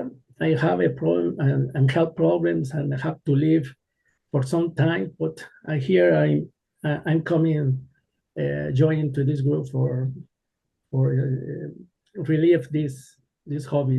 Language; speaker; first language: English; non-native, learner; Spanish